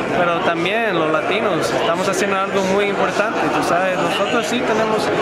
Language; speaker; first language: Spanish; early bilingual, heritage; English